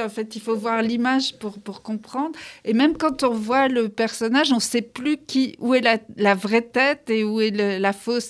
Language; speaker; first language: French; native; French